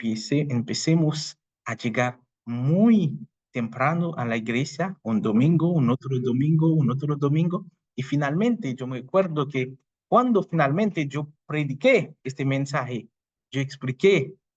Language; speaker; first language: Spanish; non-native, fluent; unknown